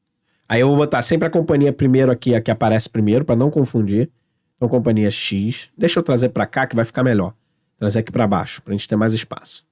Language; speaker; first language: Portuguese; native; Portuguese